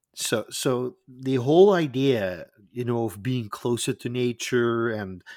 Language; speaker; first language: English; non-native, fluent; Dutch